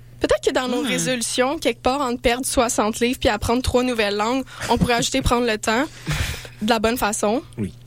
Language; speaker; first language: French; native; French